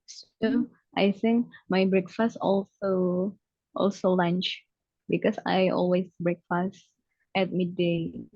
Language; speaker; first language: English; non-native, learner; Indonesian